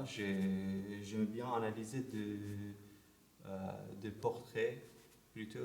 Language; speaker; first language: French; non-native, learner; Persian